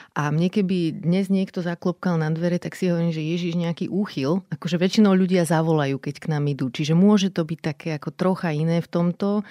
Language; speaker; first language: Slovak; native; Slovak